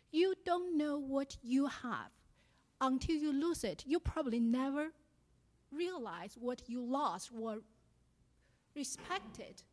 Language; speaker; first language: English; non-native, fluent; Chinese